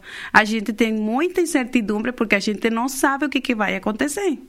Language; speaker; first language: Portuguese; non-native, fluent; Spanish